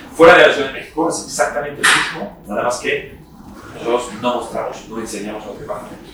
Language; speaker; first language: Spanish; non-native, fluent; French